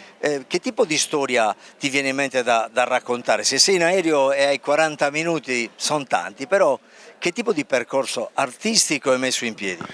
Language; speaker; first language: Italian; native; Italian